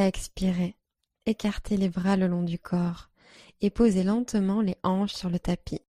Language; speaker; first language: French; native; French